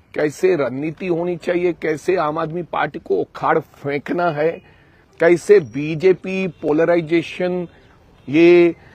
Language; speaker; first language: Hindi; non-native, local second language; Punjabi